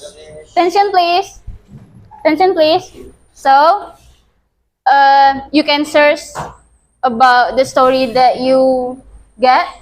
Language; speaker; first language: English; non-native, learner; Indonesian